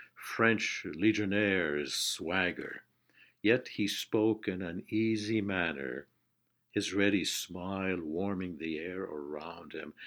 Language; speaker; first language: English; non-native, fluent; Persian